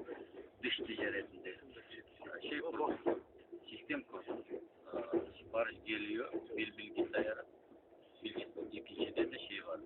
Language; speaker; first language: Turkish; non-native, learner; Kazakh